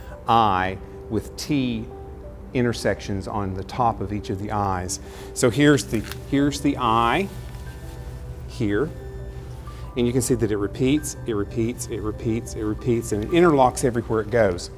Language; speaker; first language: English; native; English